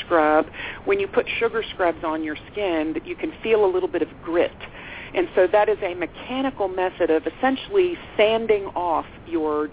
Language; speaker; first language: English; native; English